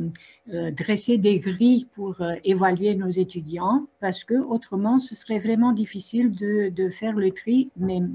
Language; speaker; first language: French; non-native, fluent; Romanian